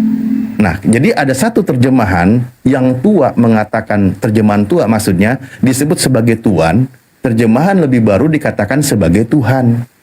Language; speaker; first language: Indonesian; native; Indonesian